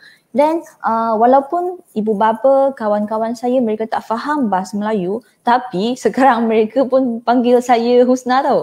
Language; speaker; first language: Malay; non-native, fluent; Chinese